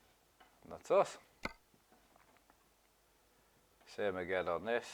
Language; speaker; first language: English; native; English